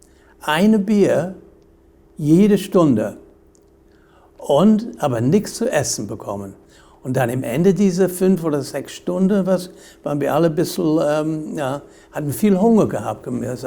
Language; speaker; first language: German; non-native, fluent; English